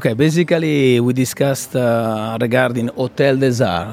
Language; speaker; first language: English; non-native, fluent; Italian